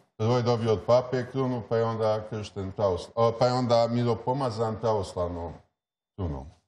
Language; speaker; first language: Serbian; native; Serbian